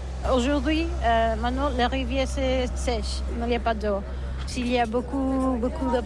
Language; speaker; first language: French; non-native, learner; Catalan